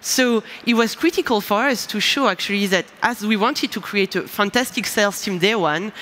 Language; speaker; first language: English; non-native, fluent; French